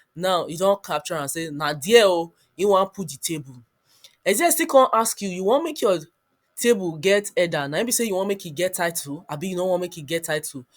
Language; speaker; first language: Nigerian Pidgin; non-native, local second language; Yoruba